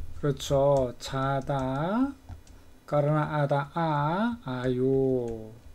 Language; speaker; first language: Korean; native; Korean